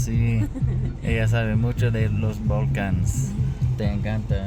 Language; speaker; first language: Spanish; non-native, learner; English